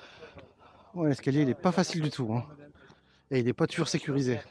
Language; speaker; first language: French; native; French